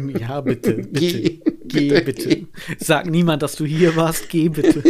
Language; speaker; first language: German; native; German